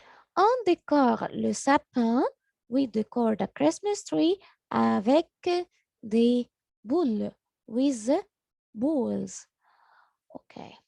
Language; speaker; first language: French; non-native, learner; Arabic